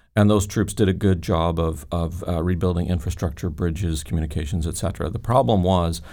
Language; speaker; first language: English; native; English